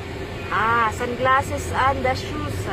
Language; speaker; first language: English; non-native, local second language; Cebuano